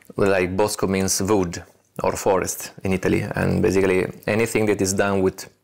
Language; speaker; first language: English; non-native, fluent; Italian